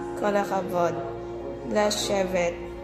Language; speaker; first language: Hebrew; non-native, learner; Filipino